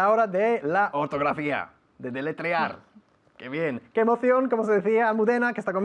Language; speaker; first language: Spanish; non-native, fluent; English